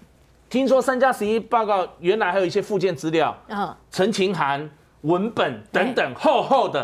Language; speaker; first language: Chinese; native; Chinese